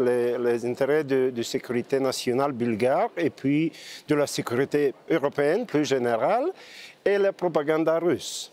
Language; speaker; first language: French; non-native, fluent; Bulgarian